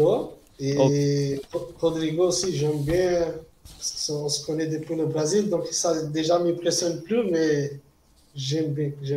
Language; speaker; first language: French; non-native, fluent; Portuguese